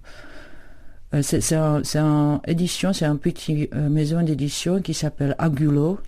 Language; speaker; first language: French; non-native, fluent; Czech